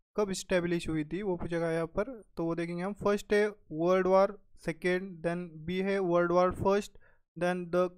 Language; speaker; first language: Hindi; non-native, local second language; Marathi